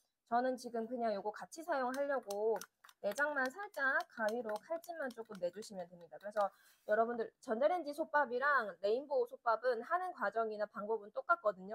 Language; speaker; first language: Korean; native; Korean